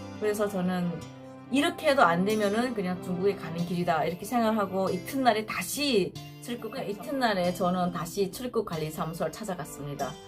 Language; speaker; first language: Korean; native; Korean